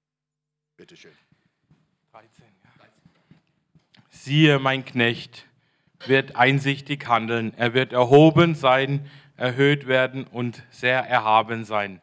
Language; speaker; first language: German; native; German